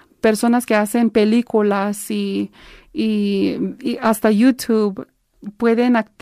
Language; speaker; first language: Spanish; early bilingual, heritage; Spanish